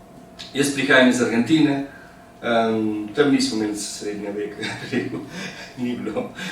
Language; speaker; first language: Slovenian; early bilingual, heritage; Slovenian